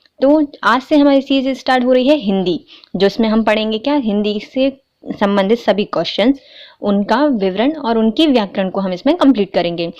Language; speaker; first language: Hindi; native; Hindi